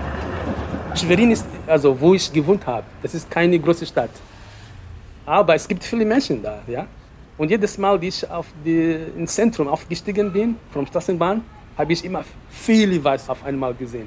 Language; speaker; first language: German; non-native, fluent; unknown